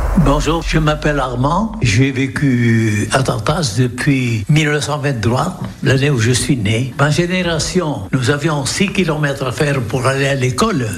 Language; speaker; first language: French; non-native, local second language; Occitan